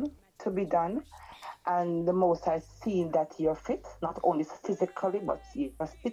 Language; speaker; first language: English; non-native, local second language; Jamaican Creole English